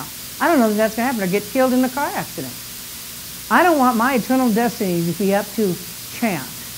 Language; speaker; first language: English; native; English